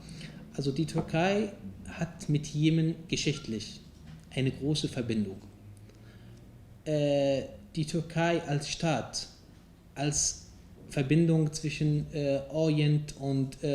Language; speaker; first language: German; non-native, fluent; Arabic